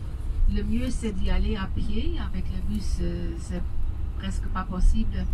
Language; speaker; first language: French; non-native, fluent; Dutch